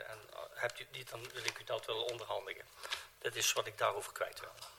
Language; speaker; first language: Dutch; native; Dutch